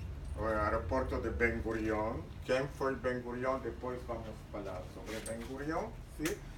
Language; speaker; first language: Portuguese; non-native, fluent; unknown